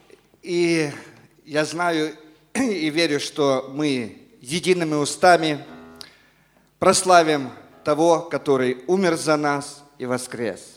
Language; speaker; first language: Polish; non-native, learner; Russian